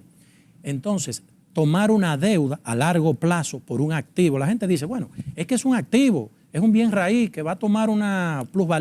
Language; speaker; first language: Spanish; native; Spanish